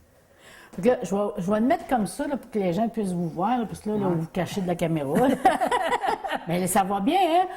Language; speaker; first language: French; native; French